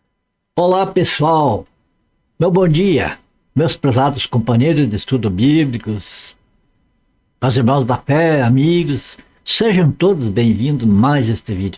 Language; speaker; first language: Portuguese; native; Portuguese